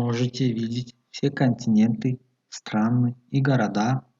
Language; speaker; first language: Russian; non-native, fluent; Tajik